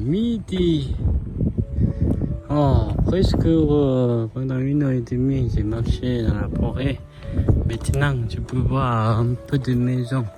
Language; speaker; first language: French; non-native, learner; Korean